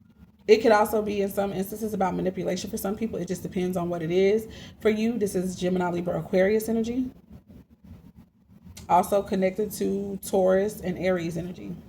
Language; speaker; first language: English; native; English